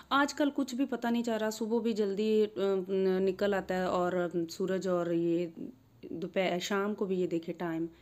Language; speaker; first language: Urdu; non-native, local second language; Punjabi